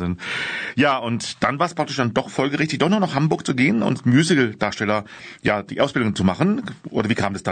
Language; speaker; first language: German; native; German